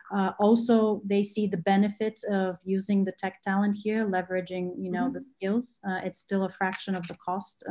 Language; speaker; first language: English; non-native, fluent; Bulgarian